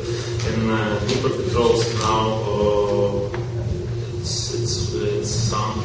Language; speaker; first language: English; non-native, learner; Russian